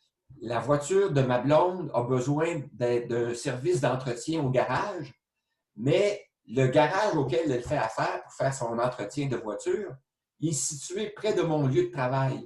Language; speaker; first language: French; native; French